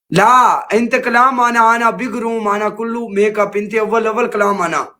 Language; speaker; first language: Arabic; non-native, learner; Urdu